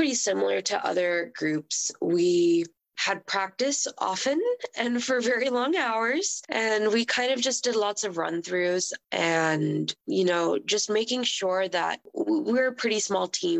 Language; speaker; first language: English; native; English